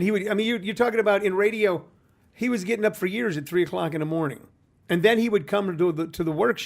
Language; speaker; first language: English; native; English